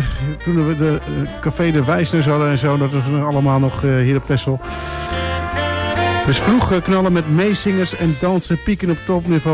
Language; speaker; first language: Dutch; native; Dutch